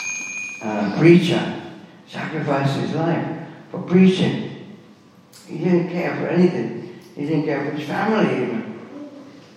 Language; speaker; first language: English; native; English